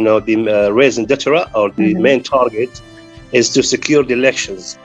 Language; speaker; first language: English; non-native, fluent; Arabic